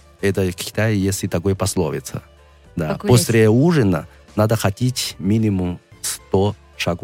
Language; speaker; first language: Russian; non-native, learner; Chinese